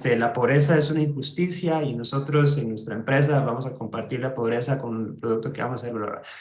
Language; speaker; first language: Spanish; native; Spanish